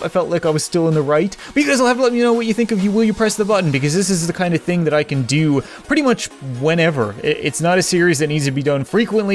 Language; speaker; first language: English; native; English